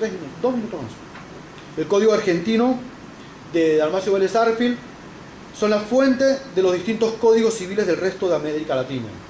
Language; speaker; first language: Spanish; native; Spanish